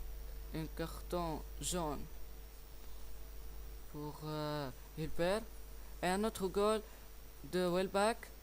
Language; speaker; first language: French; non-native, learner; English